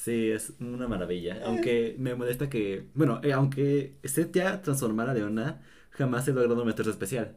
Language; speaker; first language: Spanish; native; Spanish